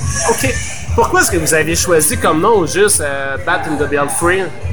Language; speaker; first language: French; native; French